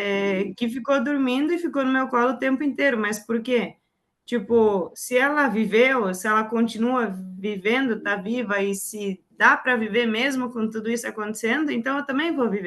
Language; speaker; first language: Portuguese; native; Portuguese